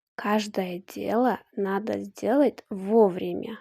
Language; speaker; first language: Russian; non-native, fluent; Uzbek